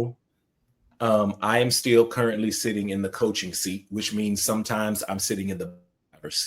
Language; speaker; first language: English; native; English